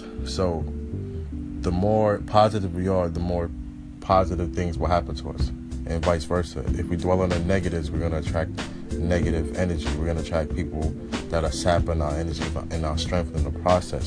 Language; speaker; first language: English; native; English